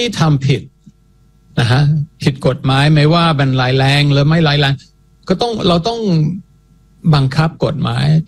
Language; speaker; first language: Thai; non-native, fluent; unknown